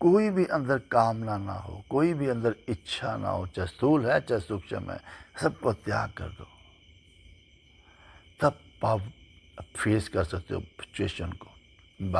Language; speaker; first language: Hindi; native; Hindi